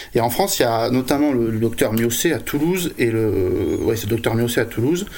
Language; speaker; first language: French; native; French